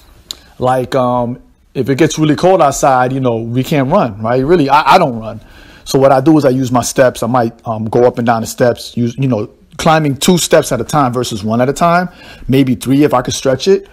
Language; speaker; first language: English; native; English